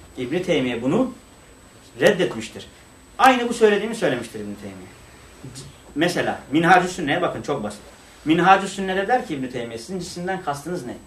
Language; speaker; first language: Turkish; non-native, local second language; Kurdish